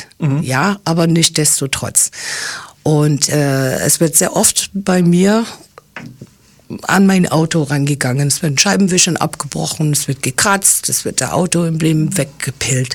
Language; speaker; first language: German; early bilingual, heritage; English